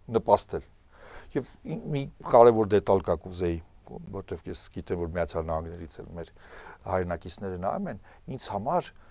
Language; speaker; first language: Armenian; native; Armenian